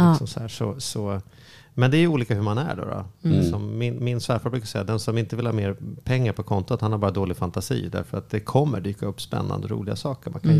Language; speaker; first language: Swedish; native; Swedish